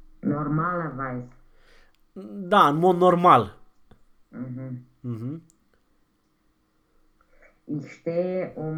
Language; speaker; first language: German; non-native, fluent; Romanian